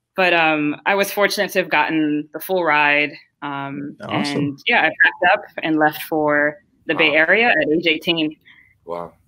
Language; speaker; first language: English; early bilingual, other home language; Haitian Creole